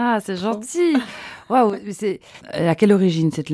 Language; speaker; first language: French; native; French